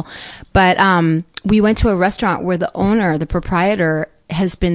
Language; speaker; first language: English; native; English